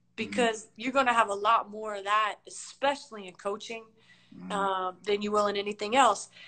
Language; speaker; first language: English; native; English